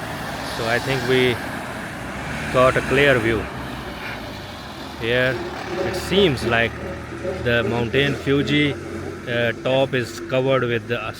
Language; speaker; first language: English; non-native, local second language; Urdu